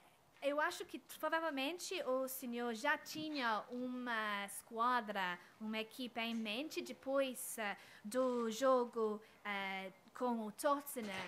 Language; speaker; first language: Portuguese; non-native, fluent; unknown